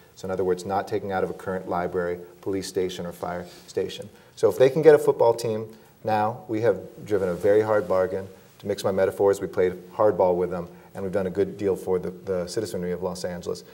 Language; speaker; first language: English; native; English